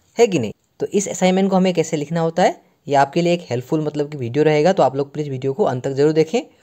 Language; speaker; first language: Hindi; non-native, local second language; Assamese